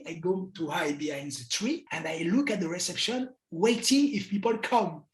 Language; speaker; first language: English; non-native, learner; French